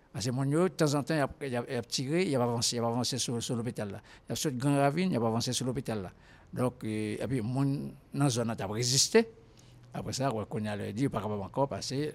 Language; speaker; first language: French; non-native, local second language; Haitian Creole